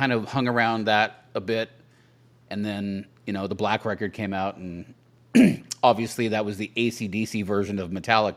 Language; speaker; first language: English; native; English